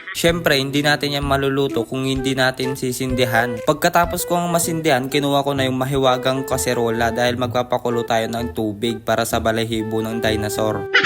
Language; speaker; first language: Filipino; native; Filipino